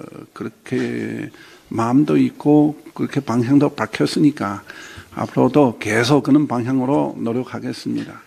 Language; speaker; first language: Korean; non-native, fluent; Chinese